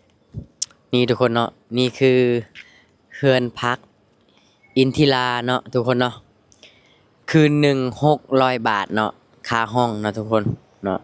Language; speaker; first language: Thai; non-native, local second language; Lao